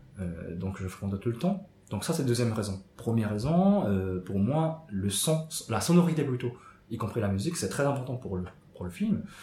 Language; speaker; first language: French; non-native, fluent; Japanese